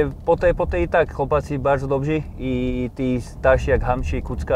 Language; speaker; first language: Polish; non-native, learner; Slovak